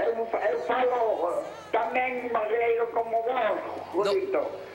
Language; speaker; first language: Portuguese; non-native, learner; Spanish